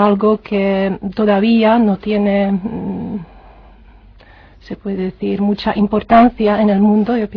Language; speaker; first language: Spanish; non-native, fluent; Czech